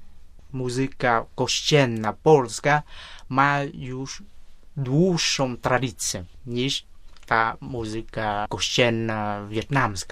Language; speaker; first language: Polish; non-native, fluent; Vietnamese